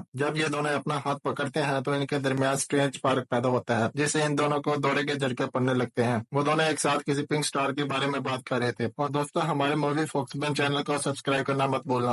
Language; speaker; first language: Hindi; native; Hindi